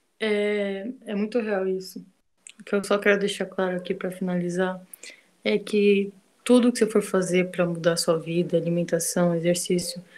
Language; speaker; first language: Portuguese; native; Portuguese